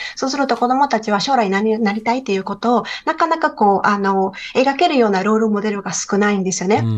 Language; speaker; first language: Japanese; non-native, fluent; Spanish